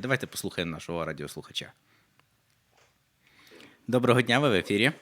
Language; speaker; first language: Ukrainian; native; Ukrainian